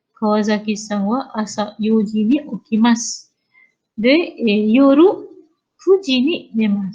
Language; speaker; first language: Japanese; non-native, fluent; Malay